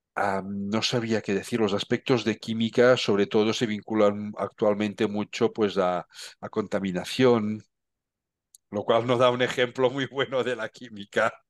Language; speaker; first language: Spanish; non-native, local second language; Catalan